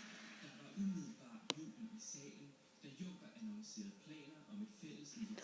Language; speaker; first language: Danish; native; Danish